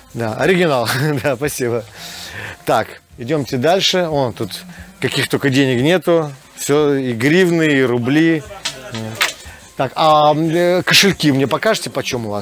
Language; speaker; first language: Russian; native; Russian